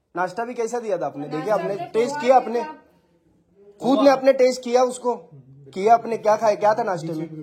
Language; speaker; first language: Hindi; non-native, local second language; Marathi